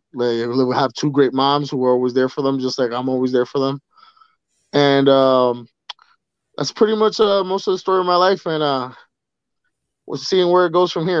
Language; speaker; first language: English; native; English